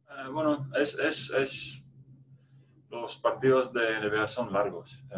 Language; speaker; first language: Spanish; early bilingual, other home language; Latvian